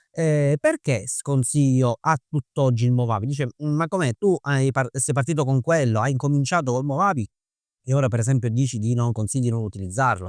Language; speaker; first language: Italian; native; Italian